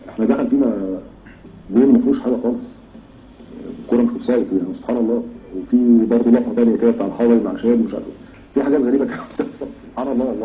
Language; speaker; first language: Arabic; native; Arabic